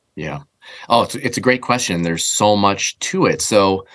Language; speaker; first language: English; native; English